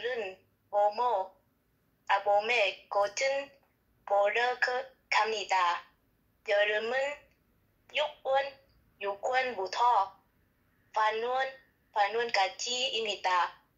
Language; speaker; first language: Korean; non-native, learner; Vietnamese